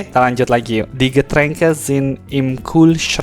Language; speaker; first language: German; non-native, fluent; Indonesian